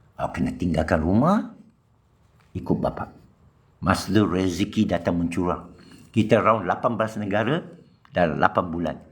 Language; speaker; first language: Malay; non-native, local second language; Chinese